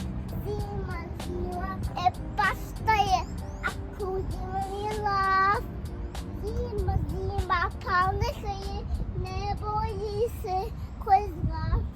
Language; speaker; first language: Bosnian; early bilingual, heritage; Bosnian